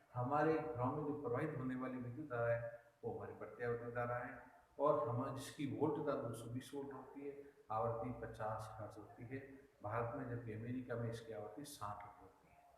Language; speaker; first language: Hindi; native; Hindi